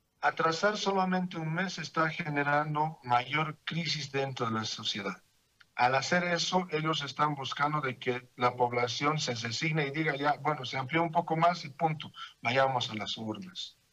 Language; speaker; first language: Spanish; native; Spanish